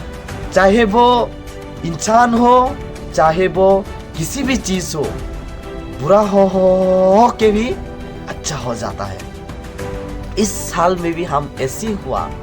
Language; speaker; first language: Hindi; non-native, local second language; Kok Borok